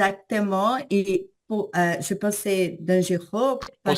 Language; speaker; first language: French; non-native, learner; Portuguese